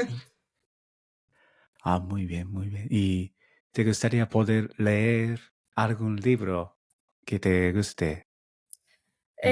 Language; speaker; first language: Spanish; non-native, fluent; Japanese